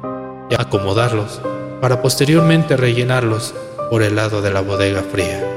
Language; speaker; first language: Spanish; native; Spanish